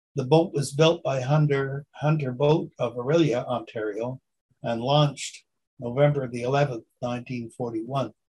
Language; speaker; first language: English; native; English